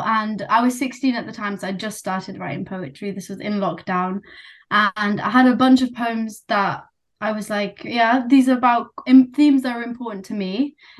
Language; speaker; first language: English; non-native, local second language; Nepali